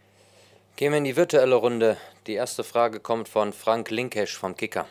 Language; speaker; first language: German; native; German